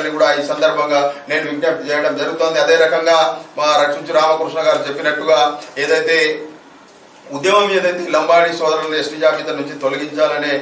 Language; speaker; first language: Telugu; non-native, local second language; Gondi